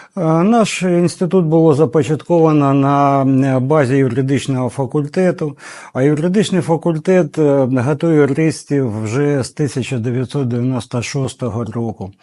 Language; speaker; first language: Ukrainian; native; Ukrainian